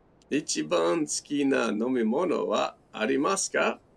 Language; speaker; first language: Japanese; non-native, learner; English